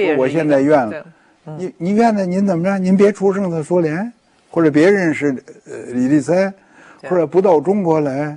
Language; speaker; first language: Chinese; native; Chinese